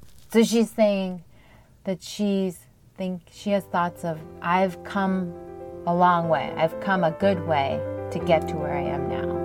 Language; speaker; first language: English; early bilingual, other home language; Korean